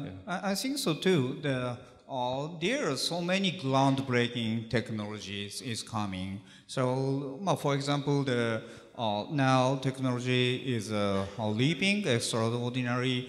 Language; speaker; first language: English; non-native, learner; Japanese